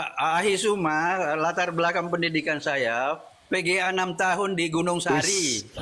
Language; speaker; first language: Indonesian; non-native, local second language; Buginese